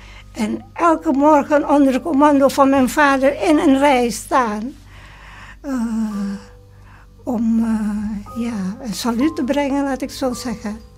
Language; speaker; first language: Dutch; early bilingual, other home language; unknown